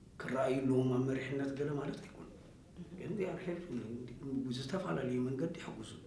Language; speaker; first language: Tigrinya; native; Tigrinya